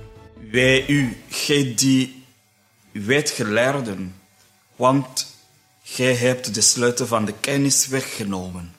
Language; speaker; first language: Dutch; non-native, fluent; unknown